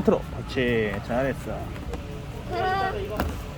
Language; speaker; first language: Korean; native; Korean